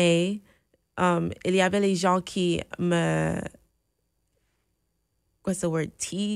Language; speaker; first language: French; non-native, fluent; English